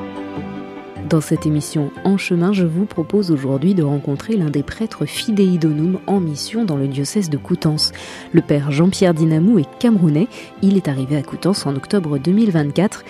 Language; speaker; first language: French; native; French